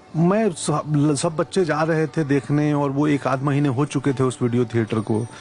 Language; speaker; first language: Hindi; non-native, local second language; Bhojpuri